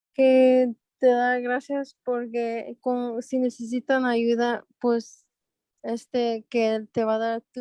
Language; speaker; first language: Spanish; early bilingual, heritage; Spanish